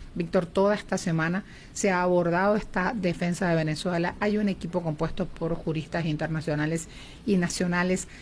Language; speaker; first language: Spanish; native; Spanish